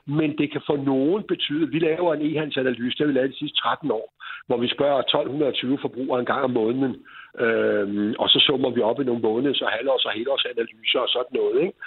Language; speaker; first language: Danish; native; Danish